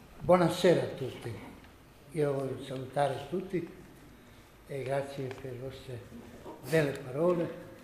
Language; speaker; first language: Italian; non-native, learner; Croatian